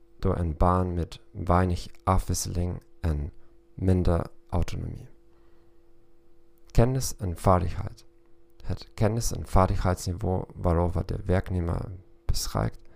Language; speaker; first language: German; non-native, learner; Dutch